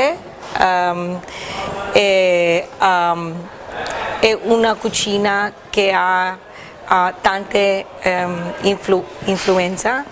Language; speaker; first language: Italian; non-native, learner; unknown